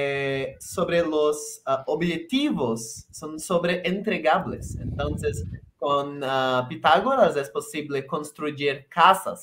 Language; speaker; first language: Spanish; non-native, local second language; Portuguese